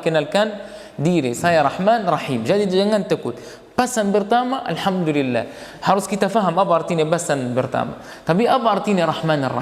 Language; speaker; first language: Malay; non-native, fluent; Arabic